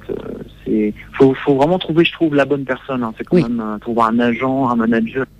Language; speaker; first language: French; native; French